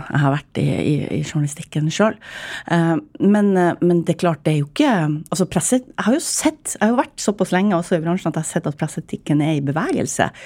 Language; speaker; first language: Norwegian; native; Norwegian